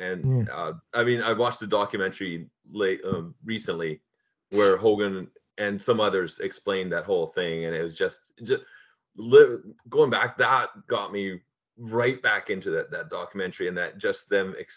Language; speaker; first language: English; native; English